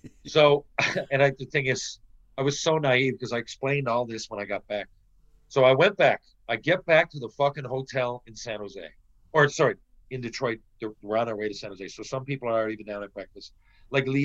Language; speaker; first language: English; native; English